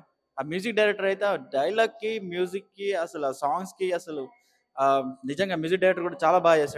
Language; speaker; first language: Telugu; native; Telugu